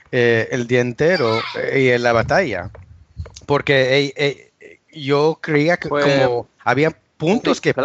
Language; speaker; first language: Spanish; early bilingual, heritage; English